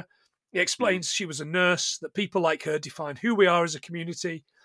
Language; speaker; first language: English; native; English